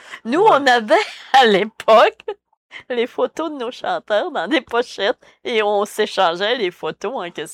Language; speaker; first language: French; native; French